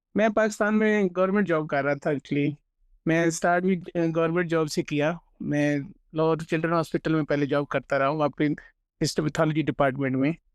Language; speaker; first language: Urdu; non-native, local second language; Punjabi